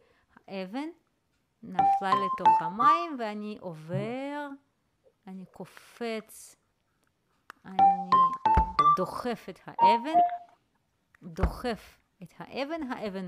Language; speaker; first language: Hebrew; native; Hebrew